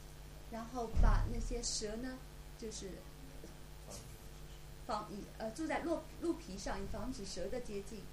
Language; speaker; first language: Chinese; native; Chinese